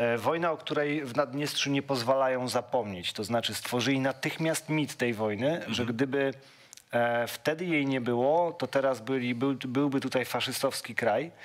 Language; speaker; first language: Polish; native; Polish